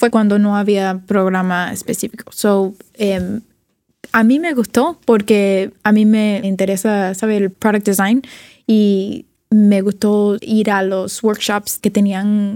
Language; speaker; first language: Spanish; early bilingual, other home language; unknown